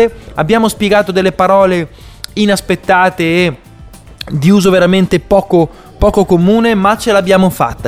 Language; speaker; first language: Italian; native; Italian